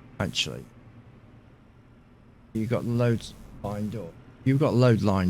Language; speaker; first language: English; native; English